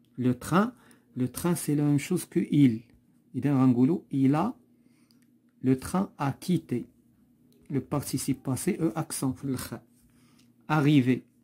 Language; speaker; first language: French; non-native, local second language; Arabic